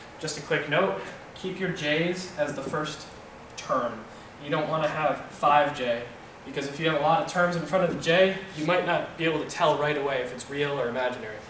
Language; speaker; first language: English; native; English